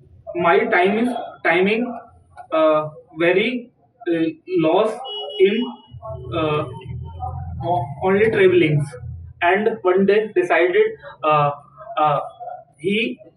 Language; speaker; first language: English; non-native, learner; Hindi